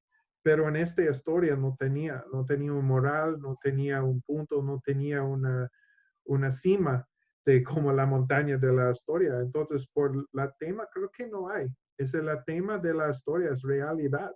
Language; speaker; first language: Spanish; non-native, learner; English